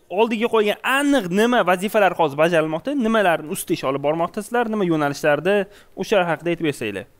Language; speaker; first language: Uzbek; native; Uzbek